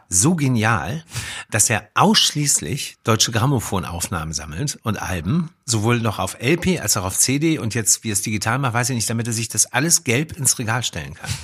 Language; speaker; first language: German; native; German